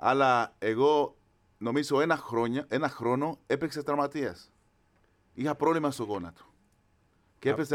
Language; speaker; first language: Greek; non-native, fluent; Spanish